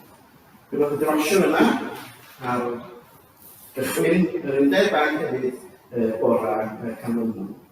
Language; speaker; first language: Welsh; native; Welsh